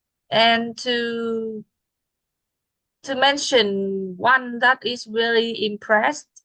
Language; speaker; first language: English; non-native, fluent; Vietnamese